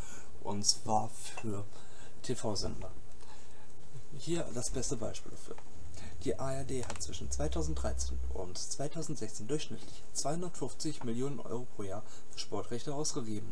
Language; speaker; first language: German; native; German